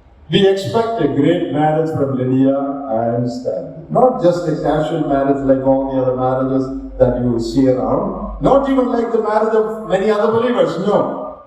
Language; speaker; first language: English; non-native, local second language; Malayalam